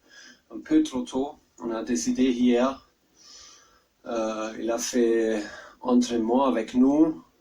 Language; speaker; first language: French; non-native, learner; German